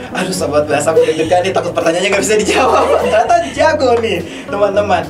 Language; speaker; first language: Indonesian; native; Indonesian